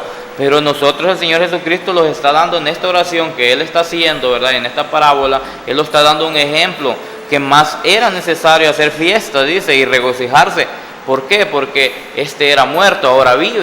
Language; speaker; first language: Spanish; native; Spanish